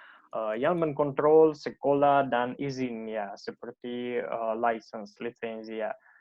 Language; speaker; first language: Indonesian; non-native, learner; Russian